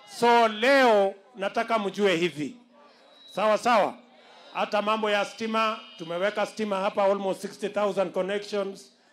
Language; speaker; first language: Swahili; non-native, local second language; Kalenjin